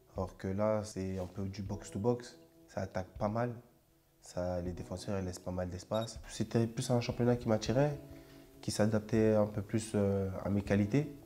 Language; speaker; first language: French; native; French